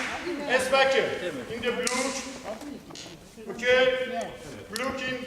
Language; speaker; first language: English; non-native, learner; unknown